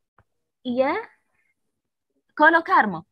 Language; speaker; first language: Indonesian; non-native, learner; Arabic